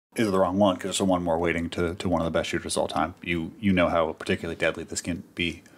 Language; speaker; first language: English; native; English